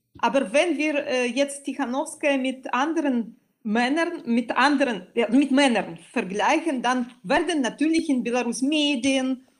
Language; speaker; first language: German; non-native, fluent; Belarusian